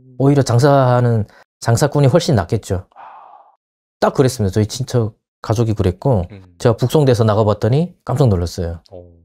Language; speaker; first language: Korean; native; Korean